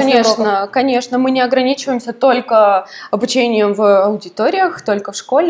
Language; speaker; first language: Russian; native; Russian